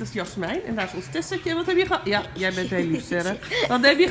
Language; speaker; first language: Dutch; native; Dutch